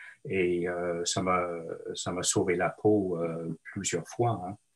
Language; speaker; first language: French; non-native, local second language; English